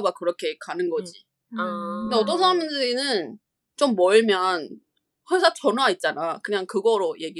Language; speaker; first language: Korean; non-native, fluent; Chinese